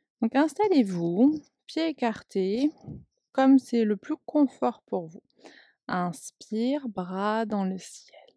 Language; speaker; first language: French; native; French